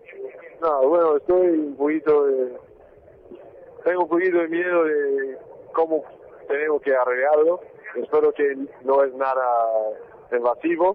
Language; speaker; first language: Spanish; non-native, fluent; English